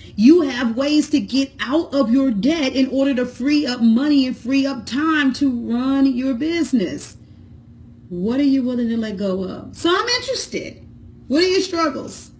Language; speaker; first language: English; native; English